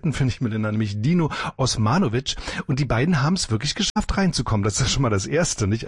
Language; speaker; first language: German; native; German